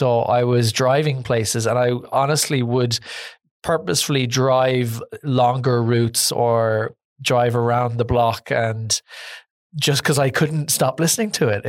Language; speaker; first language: English; native; English